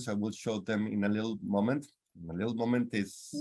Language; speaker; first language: English; non-native, fluent; Spanish